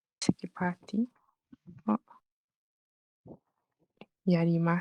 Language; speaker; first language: Japanese; non-native, learner; Malay